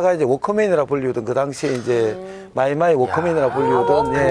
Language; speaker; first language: Korean; native; Korean